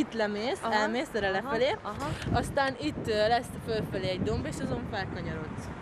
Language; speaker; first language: Hungarian; native; Hungarian